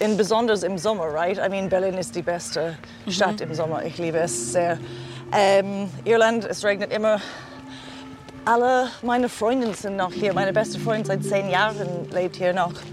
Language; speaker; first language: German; non-native, learner; English